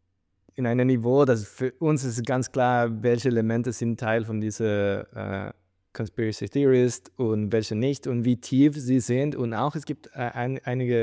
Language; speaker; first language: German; non-native, fluent; Spanish